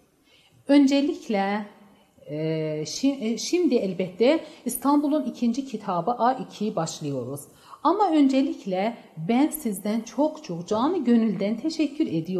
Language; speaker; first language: Turkish; non-native, fluent; Persian